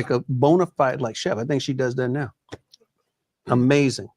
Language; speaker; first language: English; native; English